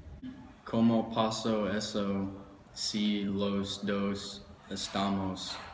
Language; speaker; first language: Spanish; non-native, learner; English